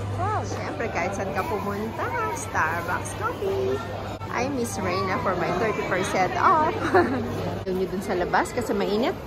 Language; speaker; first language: Filipino; native; Filipino